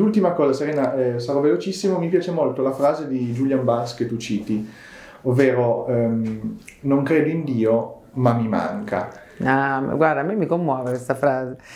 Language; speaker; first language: Italian; native; Italian